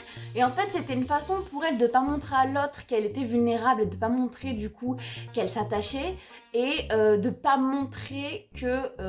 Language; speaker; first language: French; native; French